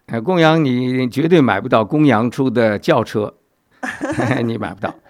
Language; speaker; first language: Chinese; native; Chinese